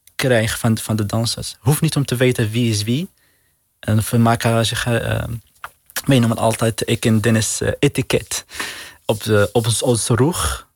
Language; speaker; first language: Dutch; non-native, learner; Arabic